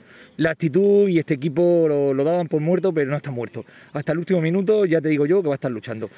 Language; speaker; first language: Spanish; native; Spanish